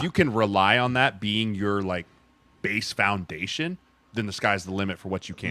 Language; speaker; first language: English; native; English